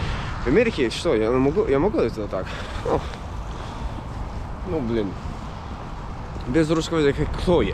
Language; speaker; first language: Russian; non-native, fluent; English